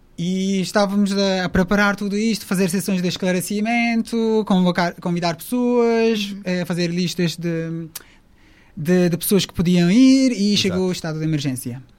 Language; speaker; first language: Portuguese; non-native, fluent; Turkish